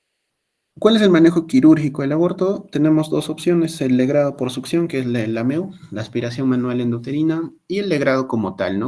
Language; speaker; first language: Spanish; native; Spanish